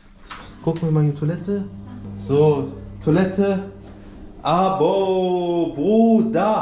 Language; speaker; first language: German; early bilingual, other home language; Turkish